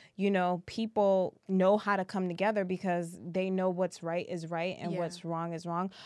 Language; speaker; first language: English; early bilingual, other home language; French